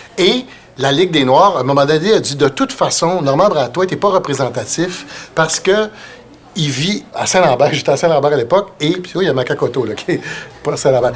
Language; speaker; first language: French; native; French